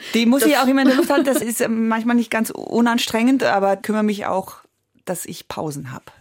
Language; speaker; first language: German; early bilingual, other home language; Italian